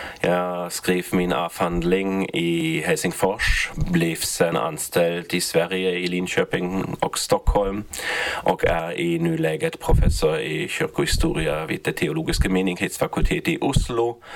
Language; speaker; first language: Swedish; non-native, fluent; German